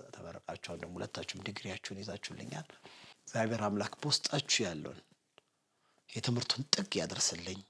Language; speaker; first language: Amharic; non-native, local second language; Sebat Bet Gurage